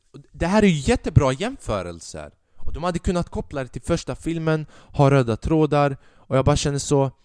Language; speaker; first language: Swedish; early bilingual, other home language; Albanian